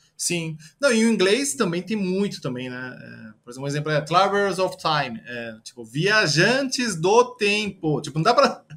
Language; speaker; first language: Portuguese; early bilingual, other home language; Japanese